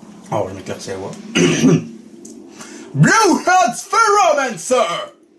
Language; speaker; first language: French; native; French